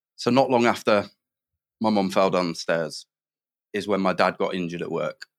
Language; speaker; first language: English; native; English